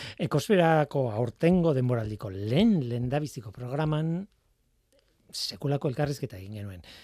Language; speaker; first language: Basque; non-native, local second language; Spanish